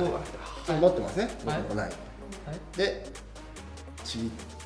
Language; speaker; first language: Japanese; non-native, learner; Korean